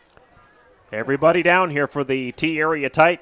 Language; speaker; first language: English; native; English